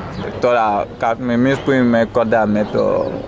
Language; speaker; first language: Greek; non-native, learner; Wolof